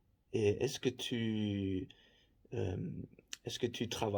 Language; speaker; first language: French; non-native, fluent; Faroese